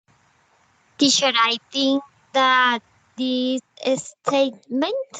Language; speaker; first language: English; non-native, learner; Spanish